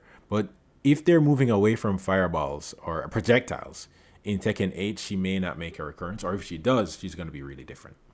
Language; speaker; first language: English; native; English